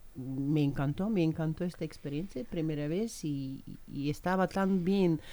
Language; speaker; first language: Spanish; non-native, fluent; Russian